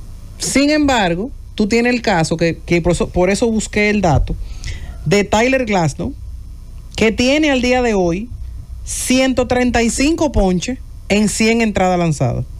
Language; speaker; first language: Spanish; native; Spanish